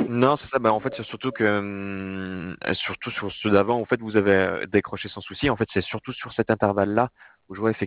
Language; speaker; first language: French; native; French